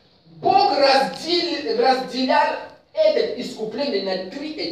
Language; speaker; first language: Russian; non-native, fluent; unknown